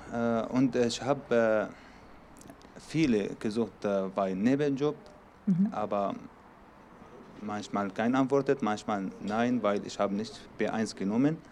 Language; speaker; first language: German; non-native, learner; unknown